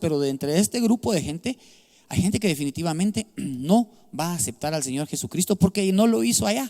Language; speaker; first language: Spanish; native; Spanish